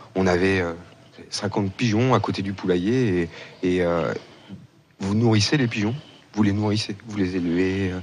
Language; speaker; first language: French; native; French